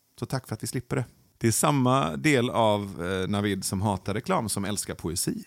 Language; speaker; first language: Swedish; early bilingual, other home language; Persian